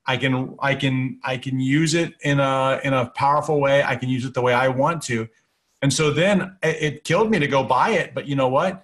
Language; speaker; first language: English; native; English